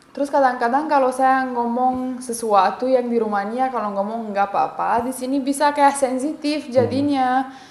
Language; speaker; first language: Indonesian; non-native, fluent; Romanian